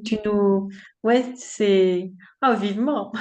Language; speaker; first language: French; native; French